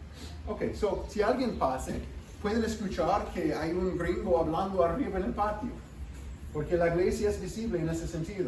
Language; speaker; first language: Spanish; non-native, fluent; English